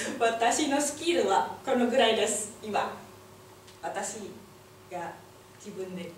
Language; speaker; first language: Japanese; non-native, learner; Indonesian